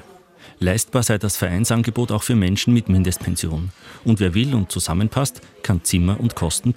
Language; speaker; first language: German; native; German